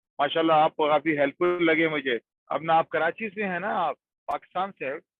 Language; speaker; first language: Urdu; native; Urdu